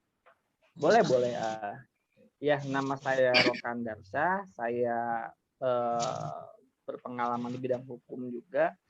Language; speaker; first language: Indonesian; native; Indonesian